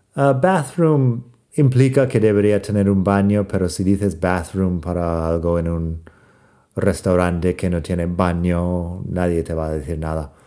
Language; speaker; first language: Spanish; non-native, fluent; English